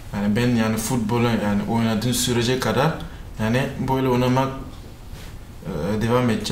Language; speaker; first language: Turkish; non-native, fluent; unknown